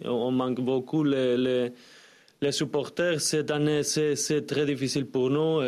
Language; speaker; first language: French; non-native, learner; Spanish